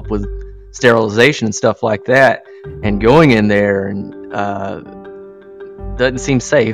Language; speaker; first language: English; native; English